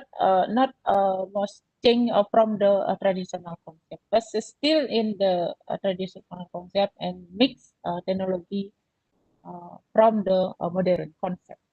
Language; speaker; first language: English; non-native, learner; Indonesian